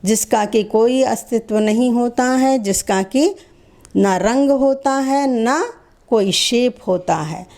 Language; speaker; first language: Hindi; non-native, local second language; Telugu